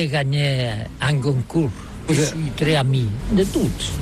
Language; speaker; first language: French; non-native, learner; Catalan